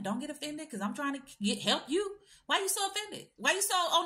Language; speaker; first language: English; native; English